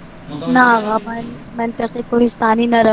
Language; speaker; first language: Persian; non-native, learner; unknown